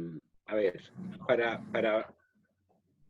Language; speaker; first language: Spanish; native; Spanish